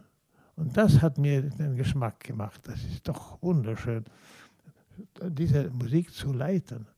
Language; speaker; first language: German; non-native, fluent; Swedish